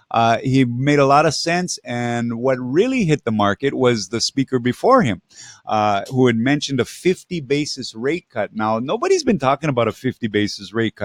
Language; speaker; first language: English; native; English